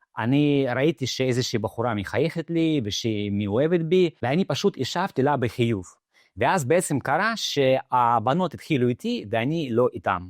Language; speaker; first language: Hebrew; non-native, fluent; Russian